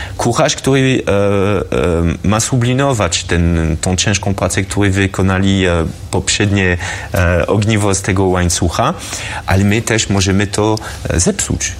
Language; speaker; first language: Polish; non-native, fluent; French